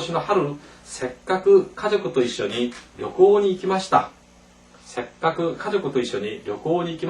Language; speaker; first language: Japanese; non-native, fluent; Korean